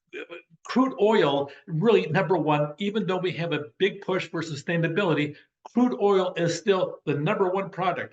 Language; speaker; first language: English; native; English